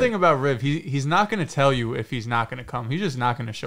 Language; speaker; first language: English; native; English